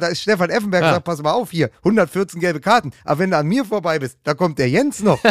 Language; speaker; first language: German; native; German